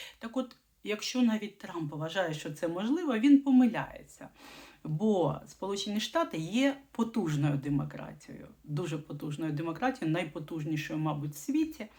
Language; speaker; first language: Ukrainian; non-native, local second language; Russian